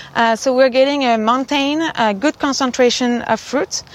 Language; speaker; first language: English; non-native, fluent; French